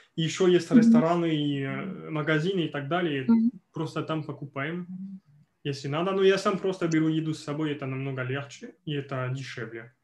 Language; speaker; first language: Russian; non-native, fluent; French